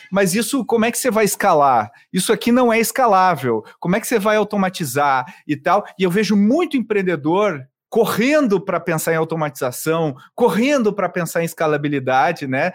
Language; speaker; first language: Portuguese; native; Portuguese